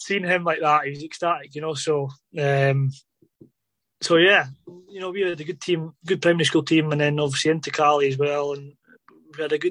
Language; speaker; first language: English; native; English